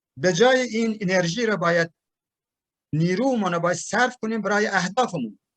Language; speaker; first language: Persian; non-native, local second language; Turkmen